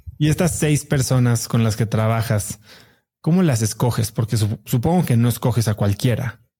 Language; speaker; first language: Spanish; native; Spanish